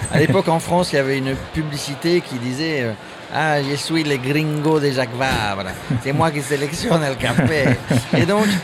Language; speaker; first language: French; native; French